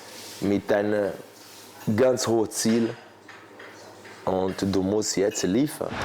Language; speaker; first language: German; non-native, fluent; Portuguese